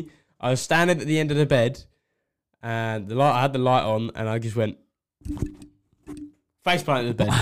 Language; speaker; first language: English; native; English